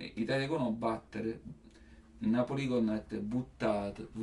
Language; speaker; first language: Japanese; non-native, learner; Italian